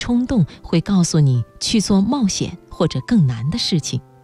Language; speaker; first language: Chinese; native; Chinese